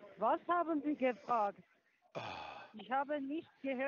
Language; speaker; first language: German; non-native, learner; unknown